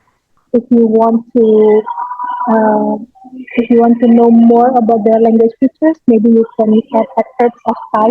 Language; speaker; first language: English; non-native, learner; Indonesian